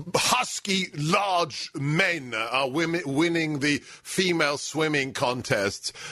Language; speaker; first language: English; native; English